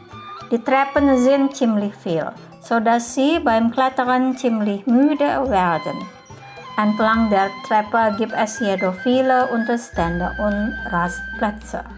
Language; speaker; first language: German; non-native, fluent; Indonesian